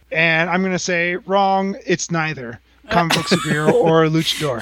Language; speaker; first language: English; native; English